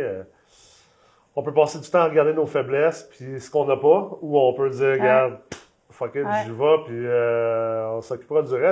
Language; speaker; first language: French; native; French